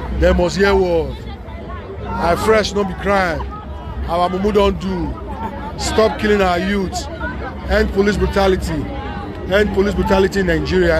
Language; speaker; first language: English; non-native, local second language; Bini